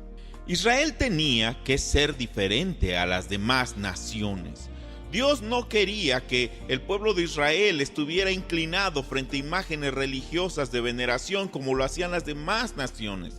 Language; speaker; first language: Spanish; native; Spanish